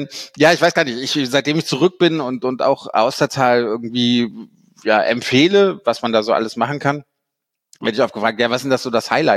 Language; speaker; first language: German; native; German